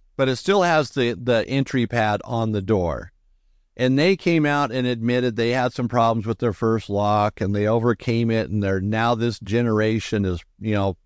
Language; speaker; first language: English; native; English